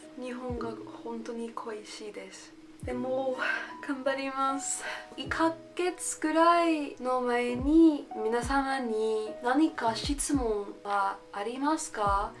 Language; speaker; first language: Japanese; non-native, learner; English